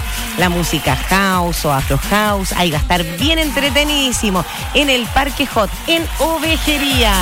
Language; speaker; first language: Spanish; native; Spanish